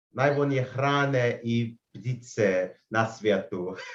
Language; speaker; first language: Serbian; non-native, learner; English